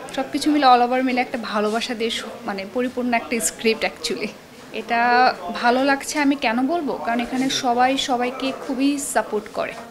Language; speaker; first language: Bangla; native; Bangla